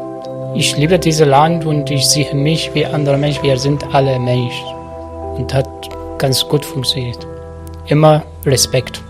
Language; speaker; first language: German; non-native, learner; Arabic